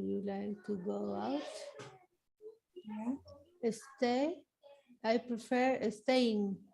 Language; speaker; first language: English; non-native, learner; Spanish